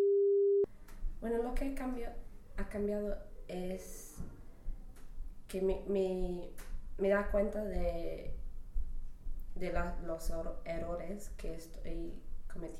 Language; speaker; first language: Spanish; non-native, fluent; English